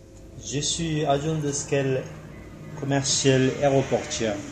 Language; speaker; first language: French; non-native, fluent; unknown